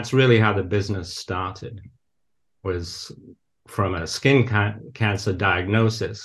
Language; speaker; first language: English; native; English